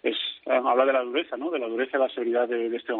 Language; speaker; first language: Spanish; native; Spanish